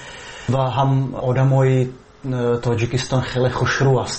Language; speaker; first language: Persian; non-native, fluent; Czech